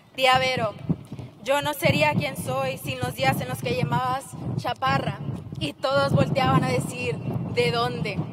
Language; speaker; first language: Spanish; early bilingual, heritage; Spanish